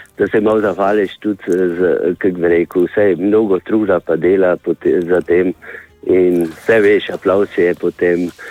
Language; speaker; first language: Slovenian; native; Slovenian